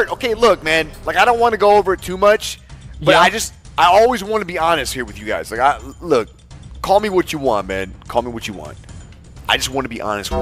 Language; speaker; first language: English; native; English